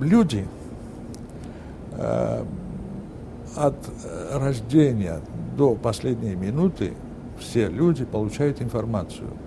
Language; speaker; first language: Russian; non-native, fluent; Armenian